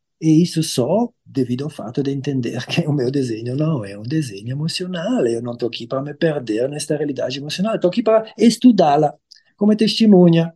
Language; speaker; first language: Portuguese; non-native, fluent; German